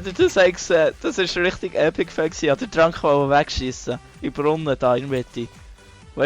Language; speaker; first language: German; native; German